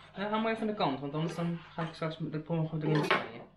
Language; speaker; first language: Dutch; native; Dutch